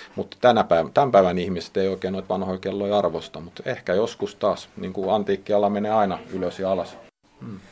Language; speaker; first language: Finnish; native; Finnish